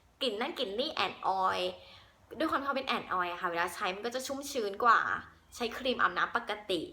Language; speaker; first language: Thai; native; Thai